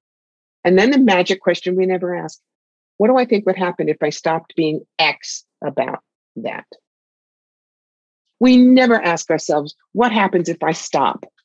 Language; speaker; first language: English; native; English